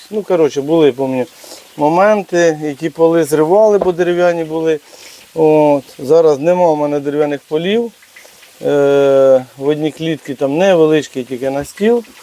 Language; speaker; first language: Ukrainian; native; Ukrainian